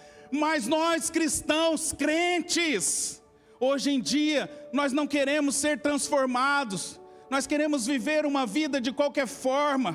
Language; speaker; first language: Portuguese; native; Portuguese